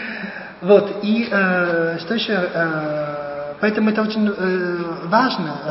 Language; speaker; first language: Russian; non-native, fluent; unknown